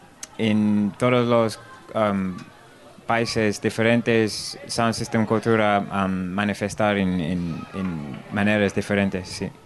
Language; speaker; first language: Spanish; non-native, learner; English